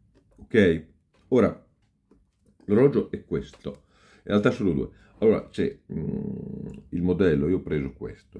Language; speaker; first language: Italian; native; Italian